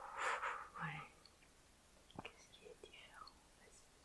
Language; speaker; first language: French; native; French